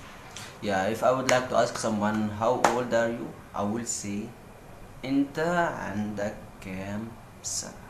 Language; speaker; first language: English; non-native, fluent; Arabic